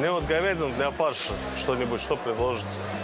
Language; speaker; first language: Russian; native; Russian